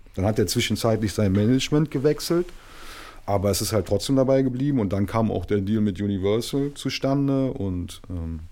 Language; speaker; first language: German; native; German